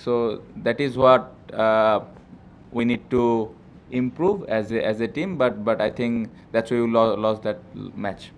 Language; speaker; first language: English; non-native, local second language; Bangla